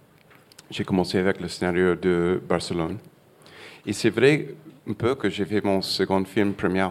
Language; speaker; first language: French; non-native, fluent; English